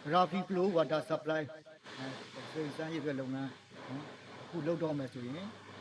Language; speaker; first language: Burmese; native; Burmese